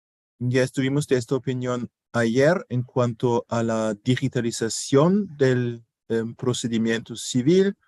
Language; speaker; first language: Spanish; non-native, fluent; German